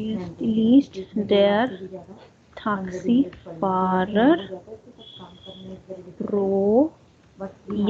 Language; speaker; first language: German; non-native, learner; Hindi